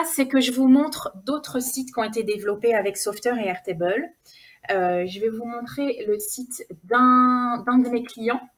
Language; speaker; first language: French; native; French